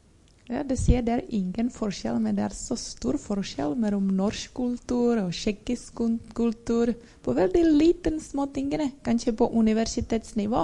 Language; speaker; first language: Norwegian; non-native, learner; Czech